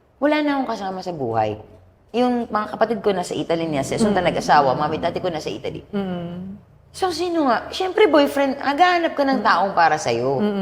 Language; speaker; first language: Filipino; native; Filipino